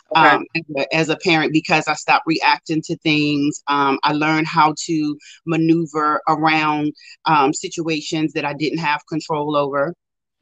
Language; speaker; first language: English; native; English